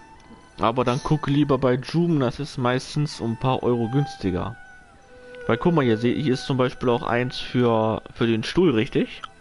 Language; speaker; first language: German; native; German